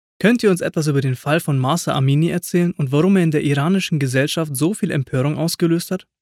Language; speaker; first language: German; native; German